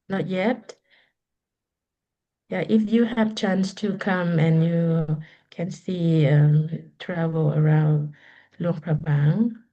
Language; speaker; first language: English; non-native, learner; Lao